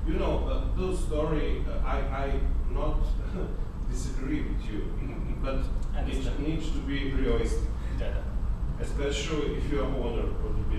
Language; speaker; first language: English; non-native, fluent; Serbian